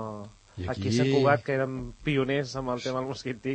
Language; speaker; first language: Catalan; native; Catalan